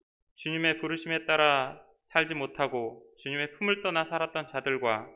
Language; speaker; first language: Korean; native; Korean